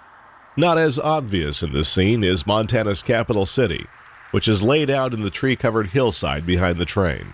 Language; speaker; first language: English; native; English